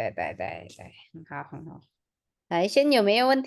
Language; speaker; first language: Chinese; non-native, fluent; Indonesian